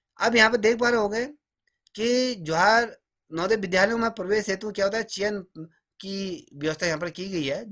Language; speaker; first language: Hindi; native; Hindi